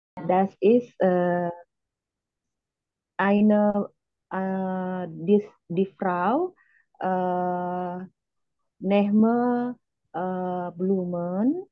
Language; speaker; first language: German; non-native, learner; Indonesian